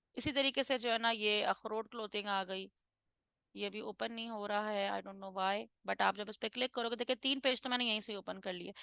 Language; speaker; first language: Urdu; non-native, local second language; Punjabi